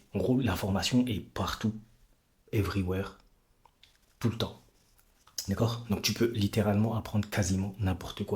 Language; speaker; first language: French; native; French